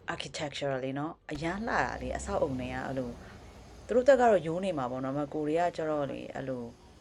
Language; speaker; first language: Burmese; non-native, local second language; Kachin